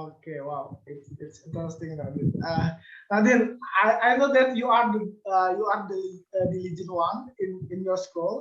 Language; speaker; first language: English; non-native, learner; Indonesian